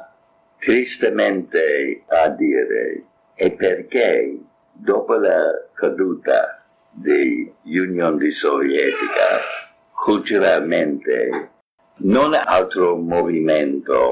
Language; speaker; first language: Italian; non-native, fluent; English